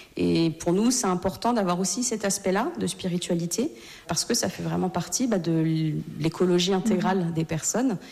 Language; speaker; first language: French; native; French